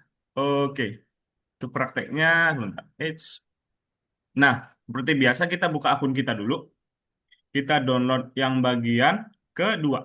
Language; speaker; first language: Indonesian; native; Indonesian